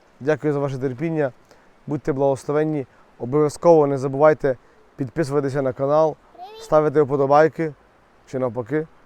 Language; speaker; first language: Ukrainian; native; Ukrainian